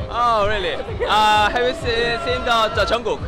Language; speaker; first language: English; non-native, learner; Korean